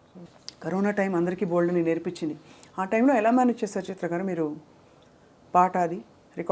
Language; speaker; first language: Telugu; native; Telugu